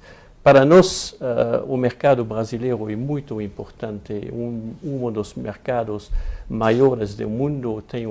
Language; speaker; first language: Portuguese; non-native, fluent; French